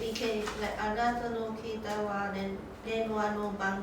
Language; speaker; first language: Japanese; non-native, learner; English